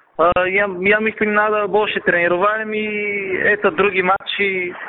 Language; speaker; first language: Russian; non-native, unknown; Bulgarian